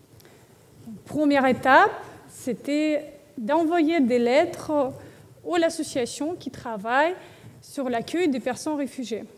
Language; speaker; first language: French; non-native, learner; Russian